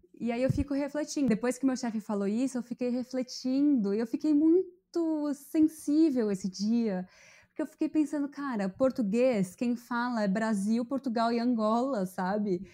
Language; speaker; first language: Portuguese; native; Portuguese